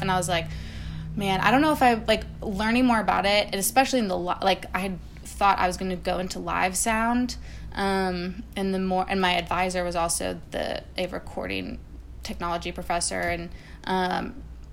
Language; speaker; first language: English; native; English